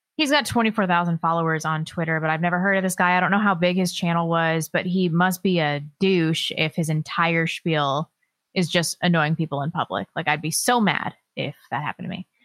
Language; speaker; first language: English; native; English